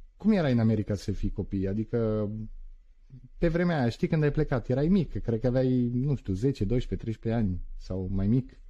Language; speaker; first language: Romanian; early bilingual, heritage; Romanian